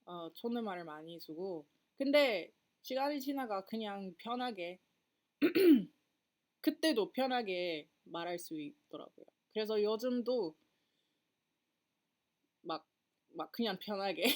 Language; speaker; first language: Korean; non-native, learner; English